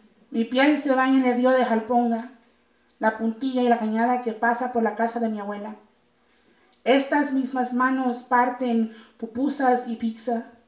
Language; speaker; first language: Spanish; early bilingual, heritage; Spanish